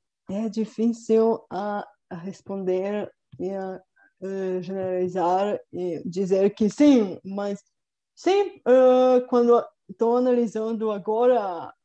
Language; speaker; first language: Portuguese; non-native, fluent; Bulgarian